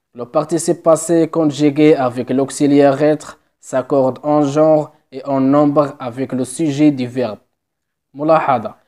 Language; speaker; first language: French; non-native, local second language; Arabic